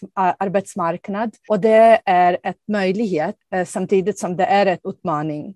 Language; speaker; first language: Swedish; non-native, fluent; Ukrainian